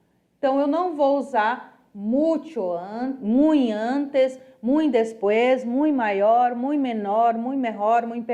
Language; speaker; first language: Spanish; non-native, fluent; Portuguese